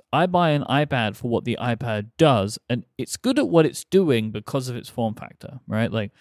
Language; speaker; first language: English; native; English